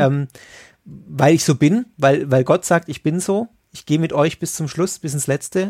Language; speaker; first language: German; native; German